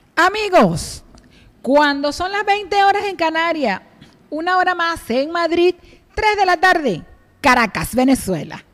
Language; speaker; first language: Spanish; native; Spanish